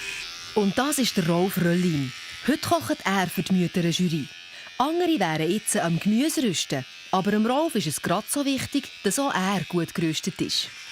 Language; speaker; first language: German; native; German